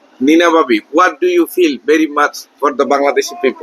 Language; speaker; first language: English; non-native, learner; Bangla